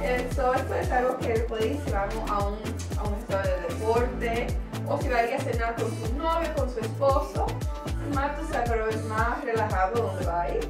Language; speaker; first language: Spanish; early bilingual, heritage; Spanish